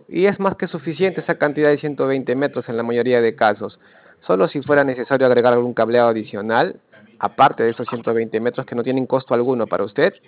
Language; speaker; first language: Spanish; native; Spanish